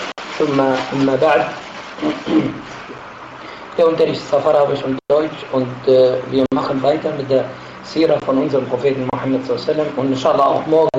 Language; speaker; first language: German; non-native, fluent; Arabic